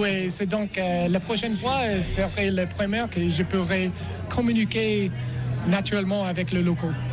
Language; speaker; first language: French; non-native, learner; English